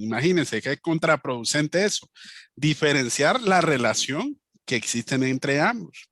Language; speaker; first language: Spanish; native; Spanish